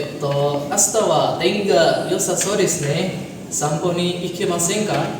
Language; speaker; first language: Japanese; non-native, learner; Indonesian